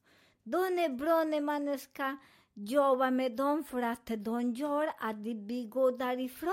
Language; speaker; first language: Swedish; non-native, learner; Spanish